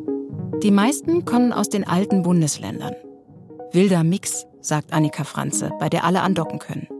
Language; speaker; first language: German; native; German